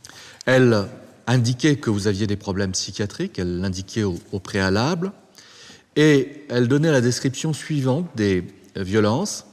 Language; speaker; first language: French; native; French